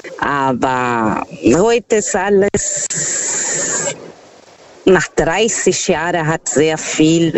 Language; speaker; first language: German; non-native, learner; Portuguese